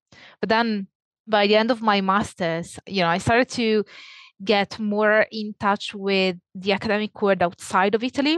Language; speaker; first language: English; non-native, fluent; Italian